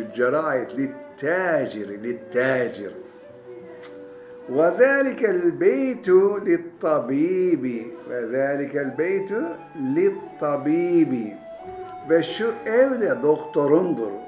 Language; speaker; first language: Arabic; non-native, fluent; Turkish